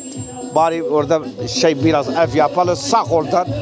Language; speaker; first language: Turkish; non-native, local second language; Kurdish